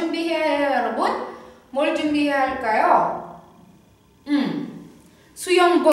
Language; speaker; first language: Korean; non-native, fluent; Indonesian